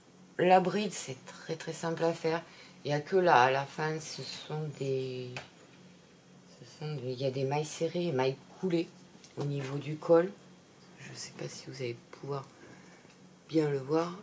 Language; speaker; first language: French; native; French